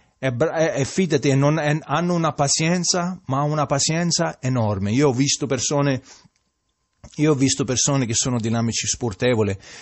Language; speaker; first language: Italian; non-native, fluent; English